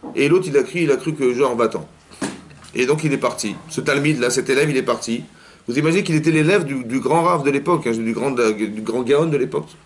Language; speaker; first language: French; native; French